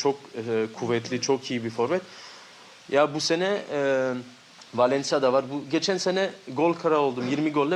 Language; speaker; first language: Turkish; early bilingual, heritage; Turkish